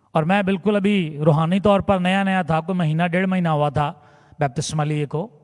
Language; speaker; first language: Urdu; non-native, local second language; Punjabi